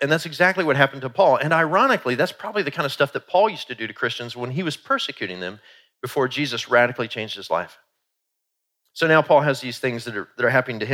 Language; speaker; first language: English; native; English